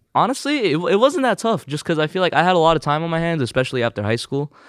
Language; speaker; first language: English; early bilingual, other home language; Filipino